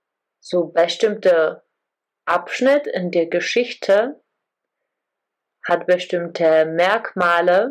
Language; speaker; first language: German; non-native, fluent; Czech